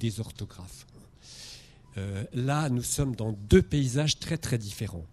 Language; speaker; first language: French; native; French